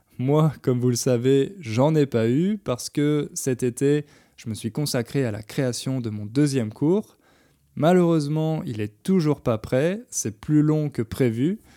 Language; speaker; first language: French; native; French